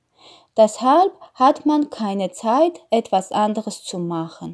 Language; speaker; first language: German; non-native, learner; Armenian